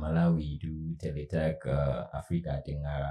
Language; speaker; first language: Indonesian; non-native, learner; Nyanja